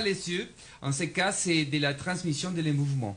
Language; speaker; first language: French; non-native, fluent; Spanish